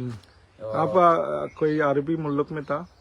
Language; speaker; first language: Hindi; non-native, learner; Bangla